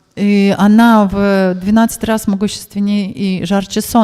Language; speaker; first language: Russian; native; Russian